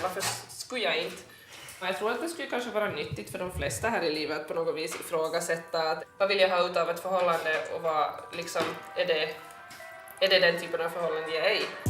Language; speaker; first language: Swedish; native; Swedish